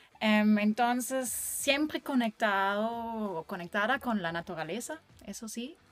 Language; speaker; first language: Spanish; non-native, fluent; German